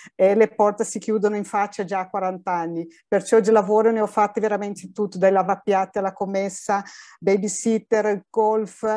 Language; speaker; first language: Italian; non-native, fluent; Portuguese